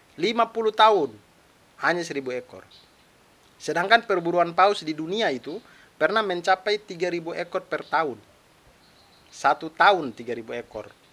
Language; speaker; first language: Indonesian; non-native, local second language; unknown